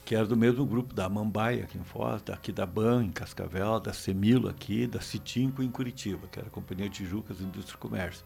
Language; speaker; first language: Portuguese; native; Portuguese